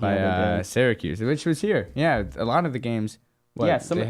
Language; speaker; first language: English; native; English